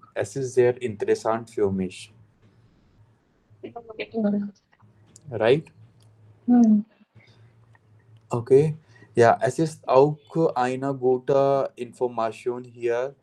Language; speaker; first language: German; non-native, fluent; Hindi